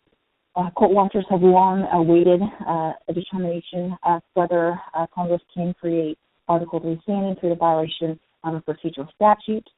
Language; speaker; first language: English; native; English